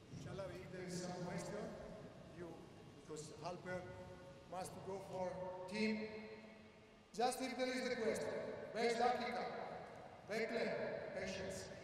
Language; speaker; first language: English; non-native, learner; Italian